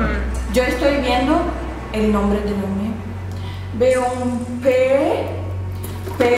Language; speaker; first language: Spanish; non-native, learner; Portuguese